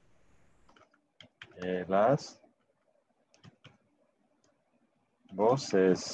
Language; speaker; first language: Spanish; native; Spanish